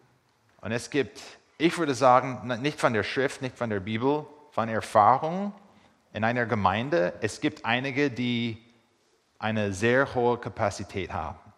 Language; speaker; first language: German; non-native, fluent; English